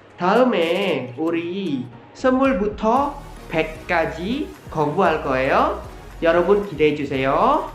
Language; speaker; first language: Korean; non-native, learner; Indonesian